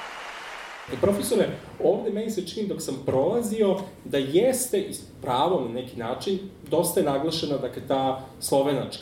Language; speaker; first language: Serbian; native; Serbian